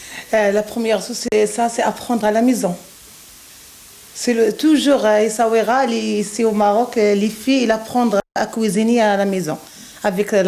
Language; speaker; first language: French; non-native, local second language; Arabic